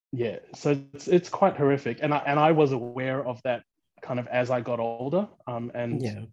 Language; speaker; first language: English; early bilingual, other home language; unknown